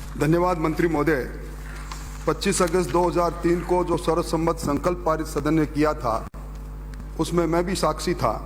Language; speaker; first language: Hindi; native; Hindi